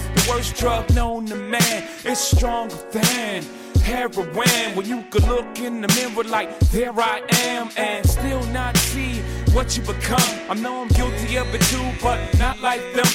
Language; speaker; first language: English; native; English